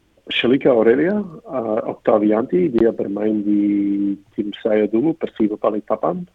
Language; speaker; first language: Indonesian; non-native, fluent; English